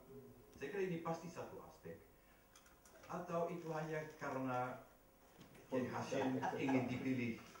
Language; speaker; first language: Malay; non-native, fluent; Dutch